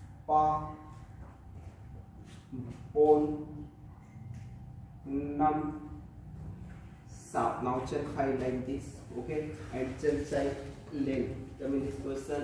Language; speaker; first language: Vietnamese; non-native, learner; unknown